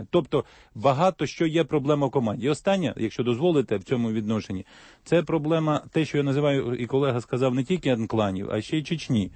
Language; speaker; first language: Ukrainian; native; Ukrainian